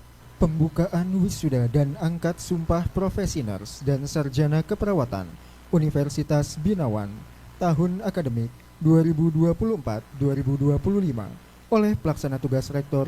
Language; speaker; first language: Indonesian; native; Indonesian